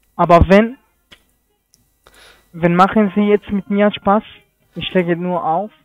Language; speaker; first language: German; non-native, learner; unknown